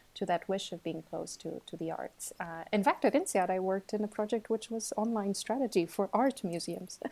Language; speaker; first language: English; non-native, fluent; Portuguese